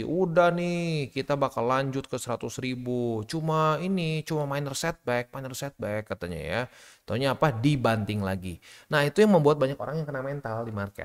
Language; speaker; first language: Indonesian; native; Indonesian